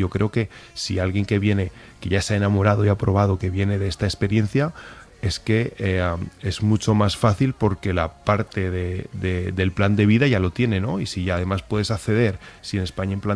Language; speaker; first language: Spanish; native; Spanish